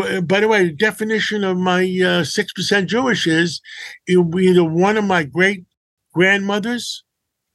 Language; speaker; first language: English; early bilingual, other home language; Greek